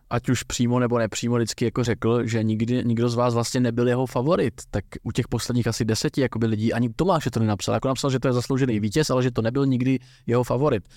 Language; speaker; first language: Czech; native; Czech